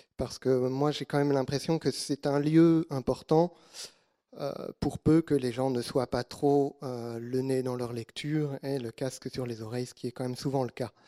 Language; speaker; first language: French; native; French